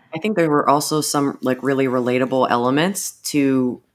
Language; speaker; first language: English; native; English